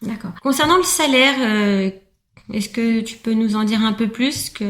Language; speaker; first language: French; native; French